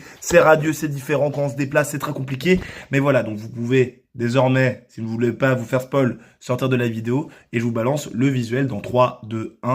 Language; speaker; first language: French; native; French